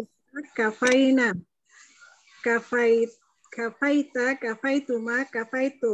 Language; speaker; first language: Arabic; non-native, learner; Indonesian